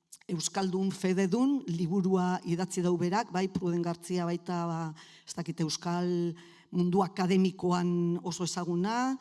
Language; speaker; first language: Basque; native; Basque